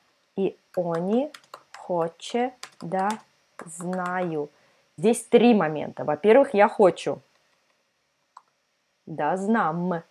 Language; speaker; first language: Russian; non-native, fluent; Serbian